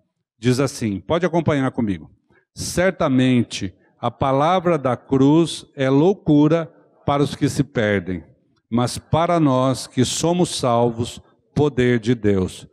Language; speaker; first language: Portuguese; native; Portuguese